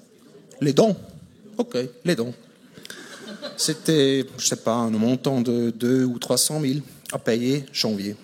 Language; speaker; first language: French; non-native, fluent; German